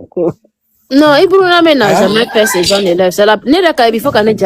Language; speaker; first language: French; non-native, local second language; Mandingo